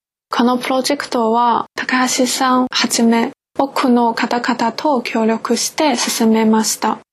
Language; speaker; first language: Japanese; non-native, fluent; Chinese